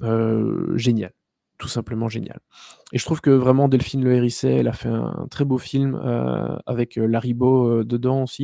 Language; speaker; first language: French; native; French